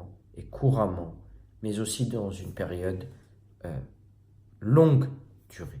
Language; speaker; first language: French; native; French